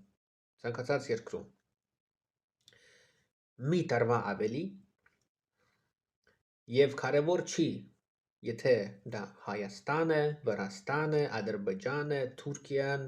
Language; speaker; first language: Armenian; non-native, fluent; Russian